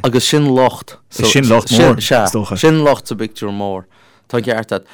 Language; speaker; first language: Irish; native; Irish